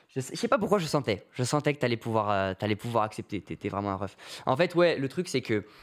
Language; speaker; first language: French; native; French